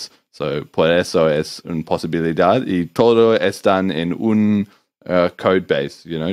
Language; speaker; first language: Spanish; non-native, learner; English